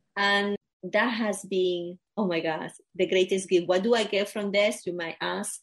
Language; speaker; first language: English; non-native, fluent; Spanish